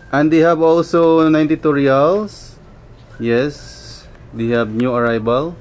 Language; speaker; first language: English; non-native, local second language; Filipino